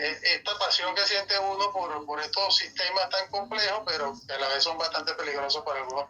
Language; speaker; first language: Spanish; native; Spanish